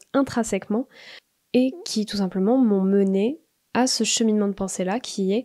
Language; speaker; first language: French; native; French